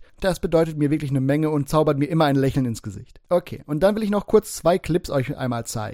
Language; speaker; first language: German; native; German